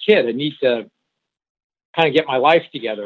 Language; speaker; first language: English; early bilingual, other home language; French